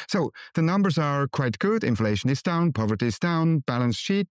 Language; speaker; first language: English; non-native, fluent; German